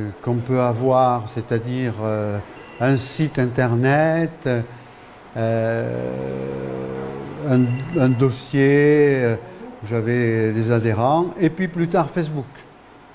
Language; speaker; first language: French; native; French